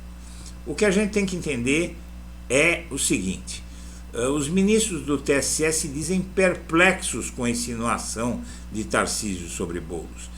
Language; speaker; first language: Portuguese; native; Portuguese